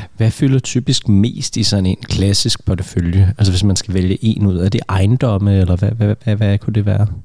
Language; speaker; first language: Danish; native; Danish